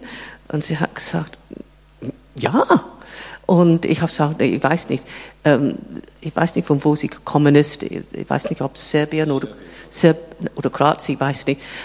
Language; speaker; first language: German; non-native, fluent; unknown